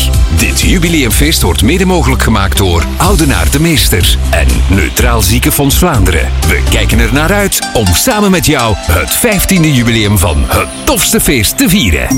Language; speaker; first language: Dutch; native; Dutch